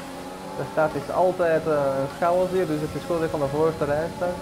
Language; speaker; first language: Dutch; native; Dutch